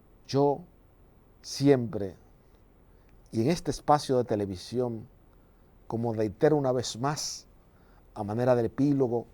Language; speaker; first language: Spanish; native; Spanish